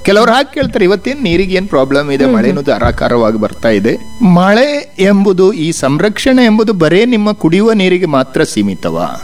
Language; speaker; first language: Kannada; non-native, local second language; Malayalam